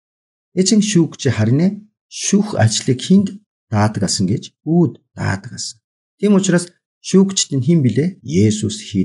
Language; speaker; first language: Mongolian; non-native, fluent; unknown